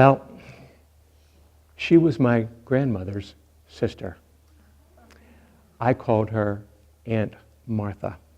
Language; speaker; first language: English; native; English